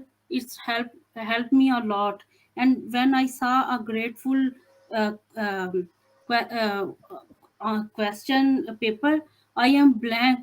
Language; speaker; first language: English; non-native, learner; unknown